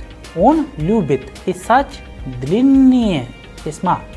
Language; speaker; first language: Russian; non-native, fluent; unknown